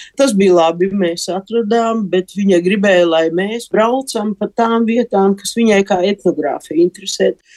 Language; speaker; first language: Latvian; native; Latvian